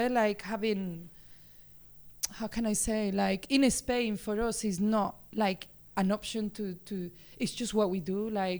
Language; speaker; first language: English; non-native, fluent; Spanish